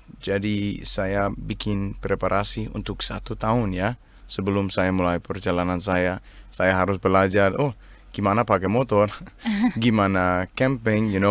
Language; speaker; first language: Indonesian; non-native, learner; Danish